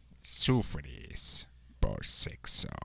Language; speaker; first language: Spanish; native; Spanish